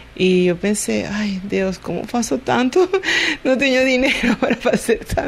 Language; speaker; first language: Portuguese; non-native, learner; Spanish